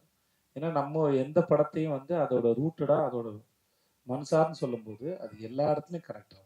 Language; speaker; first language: Tamil; native; Tamil